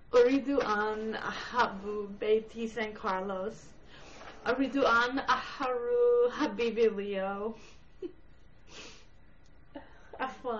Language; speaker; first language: Arabic; non-native, learner; English